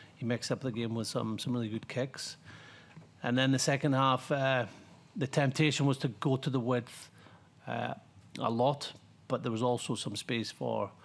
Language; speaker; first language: English; native; English